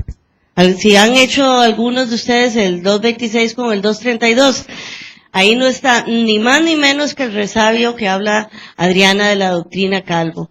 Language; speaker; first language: Spanish; native; Spanish